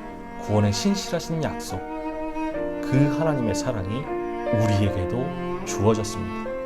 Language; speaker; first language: Korean; native; Korean